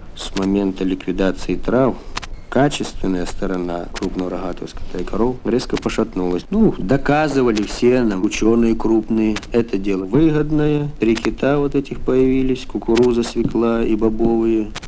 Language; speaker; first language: Russian; native; Russian